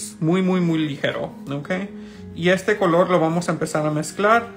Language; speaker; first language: Spanish; early bilingual, heritage; Spanish